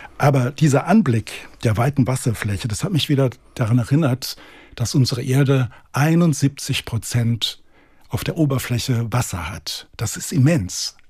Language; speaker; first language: German; native; German